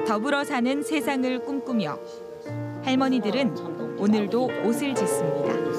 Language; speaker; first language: Korean; native; Korean